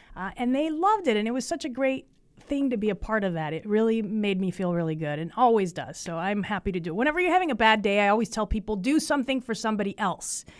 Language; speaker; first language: English; early bilingual, other home language; Spanish